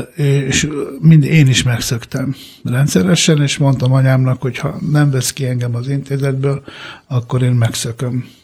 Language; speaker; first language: Hungarian; early bilingual, other home language; Italian